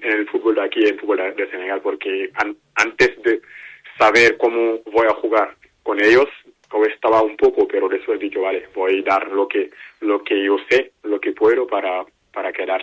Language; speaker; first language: Spanish; non-native, learner; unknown